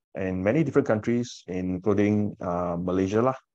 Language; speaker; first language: English; non-native, local second language; Min Nan Chinese